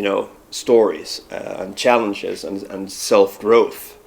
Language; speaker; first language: English; non-native, fluent; Swedish